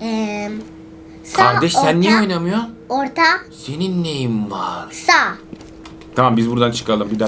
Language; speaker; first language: Turkish; native; Turkish